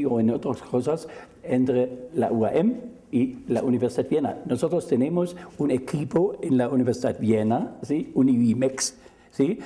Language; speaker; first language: Spanish; non-native, fluent; German